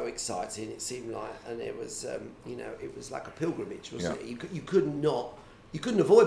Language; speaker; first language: English; native; English